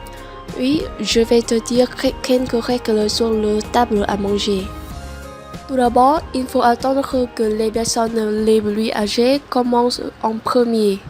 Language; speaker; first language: French; non-native, learner; Vietnamese